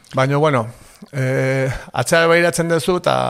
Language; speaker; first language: Basque; native; Basque